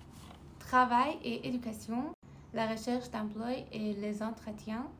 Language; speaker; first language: French; non-native, learner; Persian